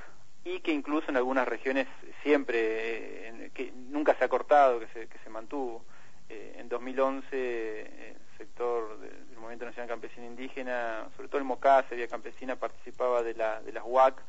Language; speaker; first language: Spanish; native; Spanish